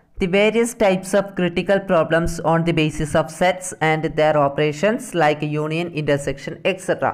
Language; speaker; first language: English; non-native, local second language; Malayalam